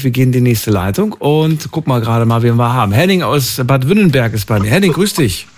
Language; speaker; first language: German; native; German